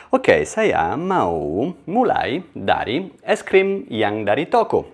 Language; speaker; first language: Indonesian; non-native, learner; Italian